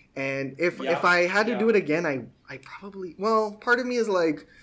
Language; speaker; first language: English; native; English